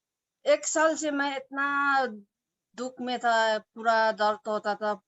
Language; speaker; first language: Hindi; non-native, local second language; Nepali